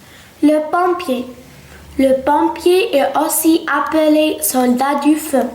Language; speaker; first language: French; non-native, local second language; Arabic